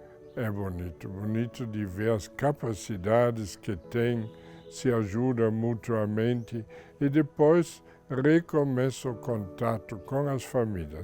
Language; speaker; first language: Portuguese; non-native, fluent; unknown